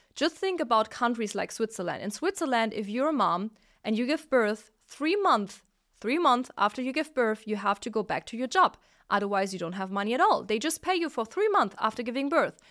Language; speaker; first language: English; non-native, fluent; Italian